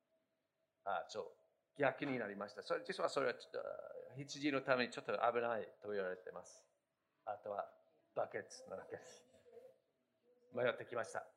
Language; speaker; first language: Japanese; non-native, fluent; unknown